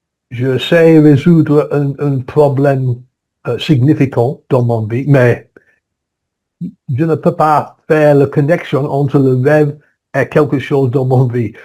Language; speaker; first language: French; non-native, learner; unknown